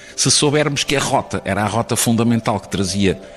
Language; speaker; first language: Portuguese; native; Portuguese